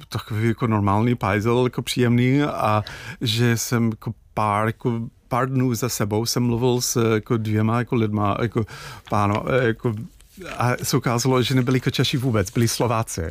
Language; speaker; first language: Czech; non-native, fluent; English